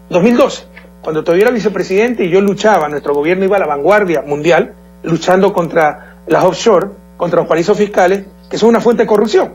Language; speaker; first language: Spanish; native; Spanish